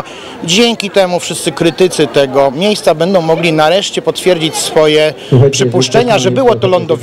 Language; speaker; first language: Polish; native; Polish